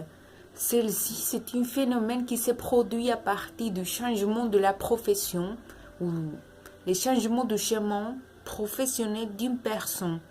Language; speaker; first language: French; non-native, learner; Spanish